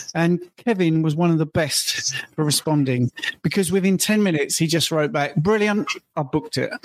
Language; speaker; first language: English; native; English